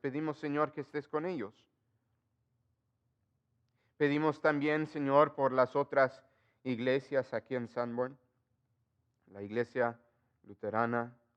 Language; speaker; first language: Spanish; non-native, fluent; English